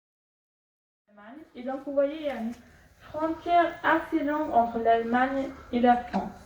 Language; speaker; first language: French; non-native, fluent; German